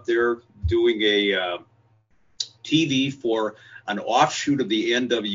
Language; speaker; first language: English; native; English